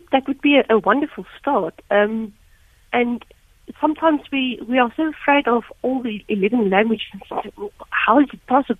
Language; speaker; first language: English; non-native, local second language; Afrikaans